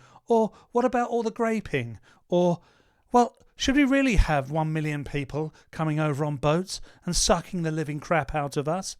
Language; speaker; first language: English; native; English